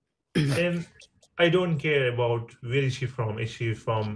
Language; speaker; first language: English; non-native, learner; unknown